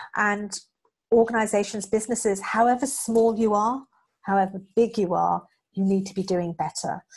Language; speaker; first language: English; native; English